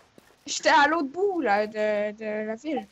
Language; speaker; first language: French; native; French